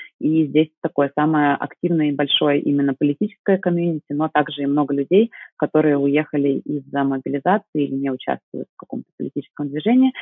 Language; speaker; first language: Russian; native; Russian